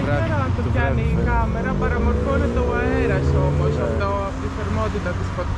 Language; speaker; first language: Greek; non-native, fluent; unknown